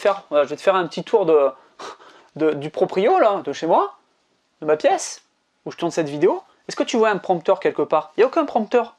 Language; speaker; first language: French; native; French